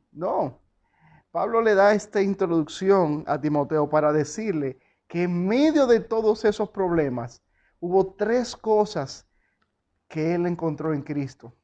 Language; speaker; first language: Spanish; native; Spanish